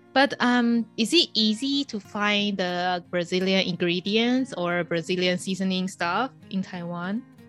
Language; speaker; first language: English; non-native, fluent; Chinese